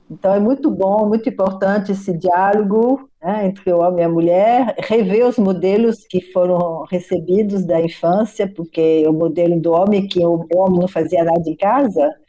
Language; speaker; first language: Portuguese; non-native, fluent; French